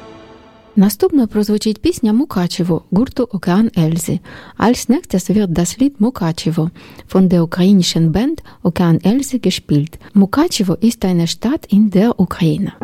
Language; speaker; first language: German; non-native, learner; Ukrainian